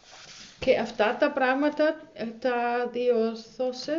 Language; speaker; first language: Greek; non-native, learner; German